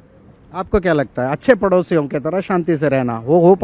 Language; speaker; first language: Hindi; non-native, local second language; Kannada